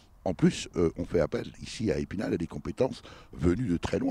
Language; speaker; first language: French; native; French